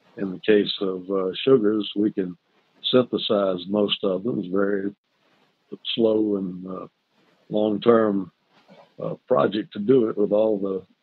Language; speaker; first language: English; native; English